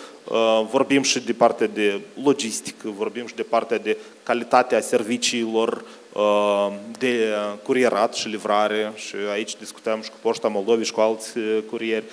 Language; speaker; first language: Romanian; native; Romanian